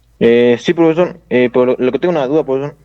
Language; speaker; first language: Spanish; native; Spanish